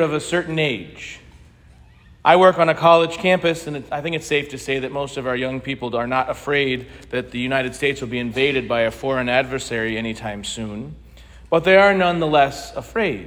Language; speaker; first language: English; native; English